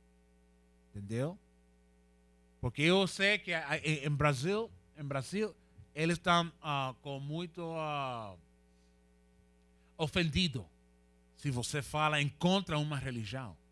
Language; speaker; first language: Portuguese; non-native, fluent; Spanish